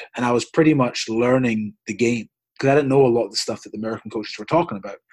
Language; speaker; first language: English; native; English